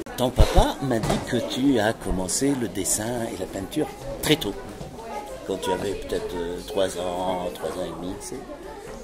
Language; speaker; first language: French; non-native, local second language; Arabic